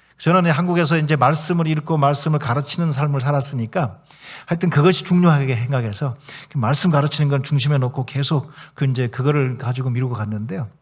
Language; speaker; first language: Korean; native; Korean